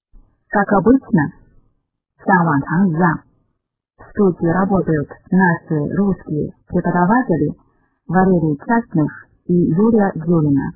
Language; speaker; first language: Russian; non-native, fluent; Chinese